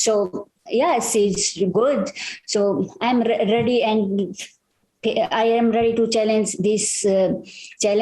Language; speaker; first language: English; non-native, learner; Hindi